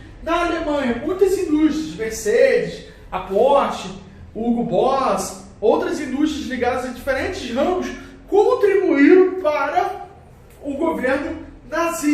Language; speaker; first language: Portuguese; native; Portuguese